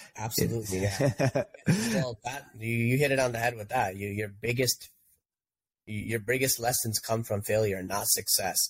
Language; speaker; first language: English; native; English